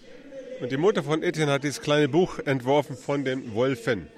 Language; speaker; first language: German; early bilingual, heritage; German